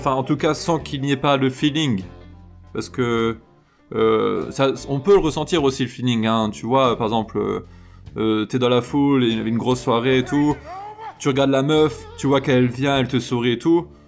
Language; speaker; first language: French; native; French